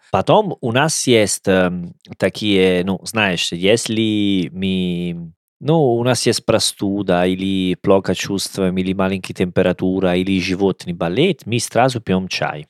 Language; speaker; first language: Russian; non-native, learner; Italian